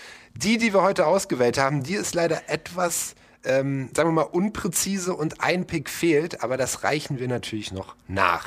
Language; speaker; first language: German; native; German